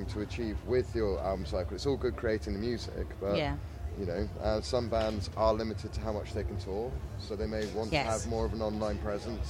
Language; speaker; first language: English; native; English